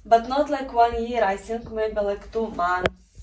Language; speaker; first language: English; non-native, learner; Russian